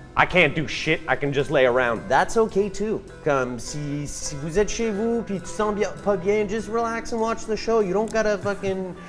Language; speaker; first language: English; native; English